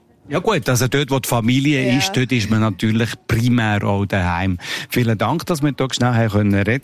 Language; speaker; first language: German; native; German